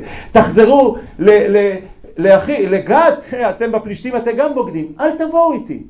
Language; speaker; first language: Hebrew; native; Hebrew